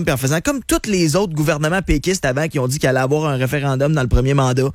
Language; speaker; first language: French; native; French